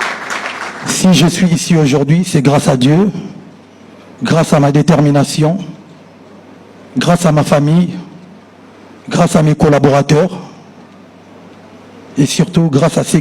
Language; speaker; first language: French; non-native, local second language; Lingala